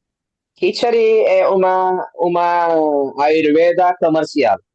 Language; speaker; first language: Portuguese; non-native, learner; Hindi